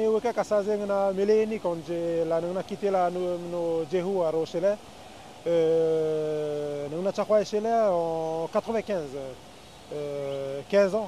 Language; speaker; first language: French; non-native, local second language; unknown